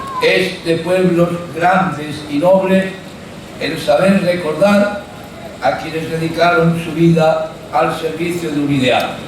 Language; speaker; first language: Spanish; native; Spanish